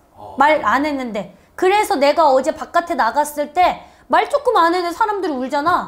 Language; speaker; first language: Korean; native; Korean